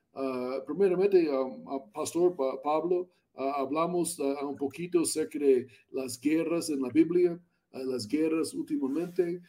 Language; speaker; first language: Spanish; non-native, learner; English